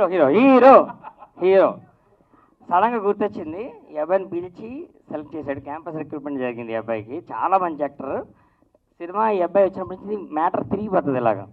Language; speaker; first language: Telugu; native; Telugu